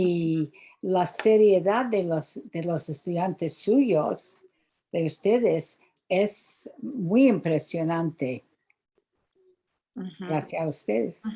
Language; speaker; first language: Spanish; non-native, fluent; English